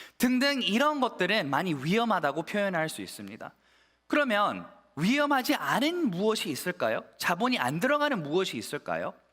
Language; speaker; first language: Korean; early bilingual, heritage; Korean